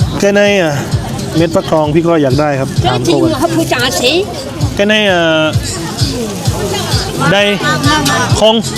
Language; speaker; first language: Vietnamese; non-native, learner; Thai